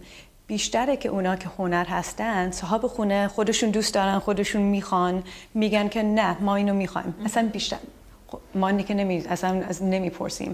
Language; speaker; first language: Persian; early bilingual, heritage; Persian